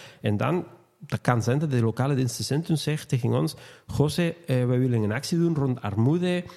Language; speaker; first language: Dutch; non-native, fluent; Spanish